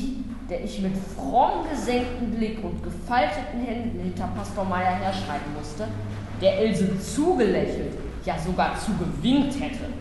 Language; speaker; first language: German; native; German